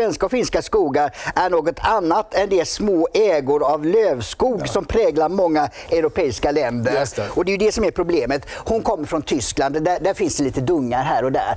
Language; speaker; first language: Swedish; native; Swedish